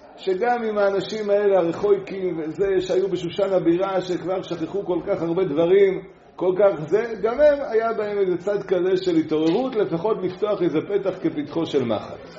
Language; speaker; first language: Hebrew; native; Hebrew